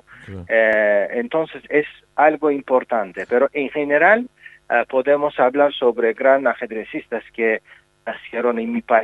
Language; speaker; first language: Spanish; non-native, fluent; Azerbaijani